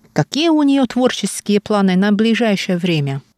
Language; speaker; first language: Russian; non-native, fluent; Chinese